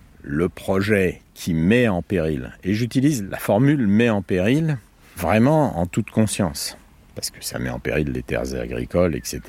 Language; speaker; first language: French; native; French